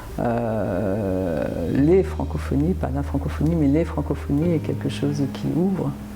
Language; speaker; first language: French; native; French